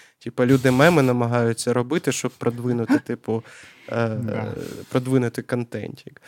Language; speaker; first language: Ukrainian; non-native, local second language; Russian